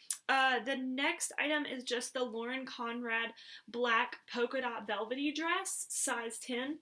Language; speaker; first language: English; native; English